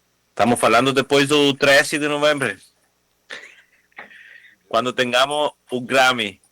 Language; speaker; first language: Portuguese; non-native, learner; Spanish